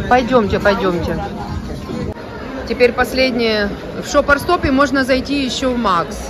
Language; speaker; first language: Russian; native; Russian